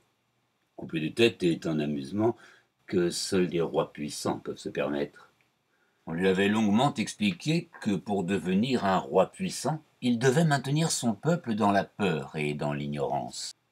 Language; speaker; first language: French; native; French